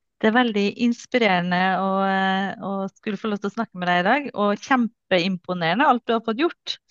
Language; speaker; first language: Norwegian; native; Norwegian